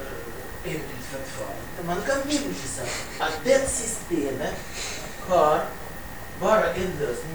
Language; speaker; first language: Swedish; non-native, fluent; Russian